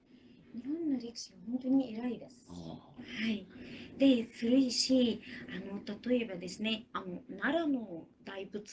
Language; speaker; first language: Japanese; non-native, learner; Arabic